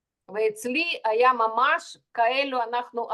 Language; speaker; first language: Hebrew; non-native, fluent; Russian